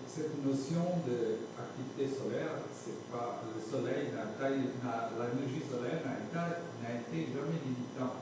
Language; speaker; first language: French; non-native, fluent; Italian